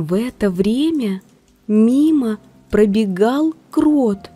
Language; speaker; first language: Russian; native; Russian